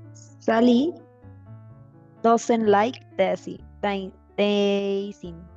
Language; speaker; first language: English; non-native, learner; Spanish